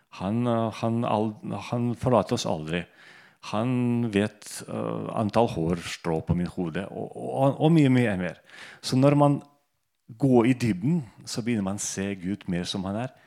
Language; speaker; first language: Norwegian; non-native, fluent; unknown